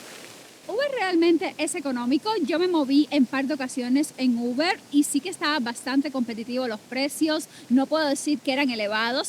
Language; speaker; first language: Spanish; native; Spanish